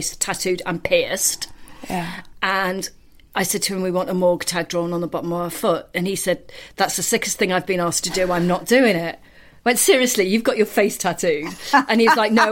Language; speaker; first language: English; native; English